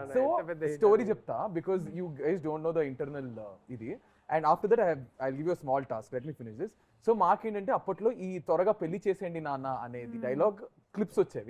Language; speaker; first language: Telugu; native; Telugu